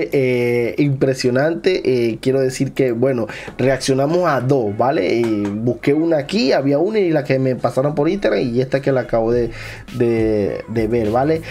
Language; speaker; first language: Spanish; native; Spanish